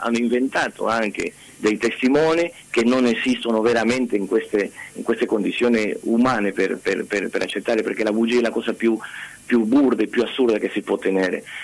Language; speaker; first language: Italian; non-native, fluent; Spanish